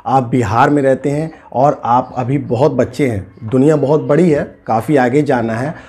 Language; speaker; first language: Hindi; native; Hindi